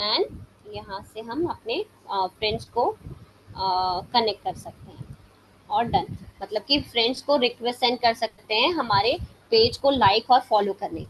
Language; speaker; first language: Hindi; native; Hindi